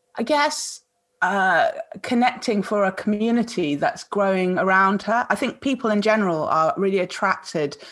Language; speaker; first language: English; native; English